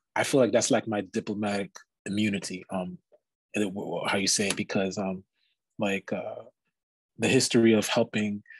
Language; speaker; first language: English; native; English